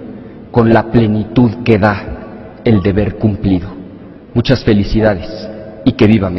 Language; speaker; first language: Spanish; native; Spanish